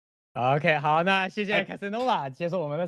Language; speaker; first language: Chinese; native; Chinese